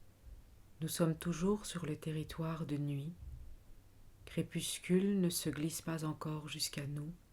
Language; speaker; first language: French; native; French